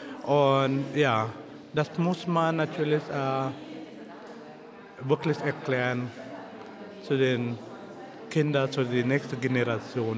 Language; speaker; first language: German; non-native, fluent; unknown